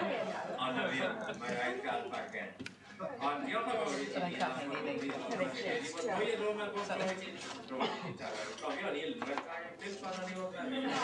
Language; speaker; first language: Welsh; native; Welsh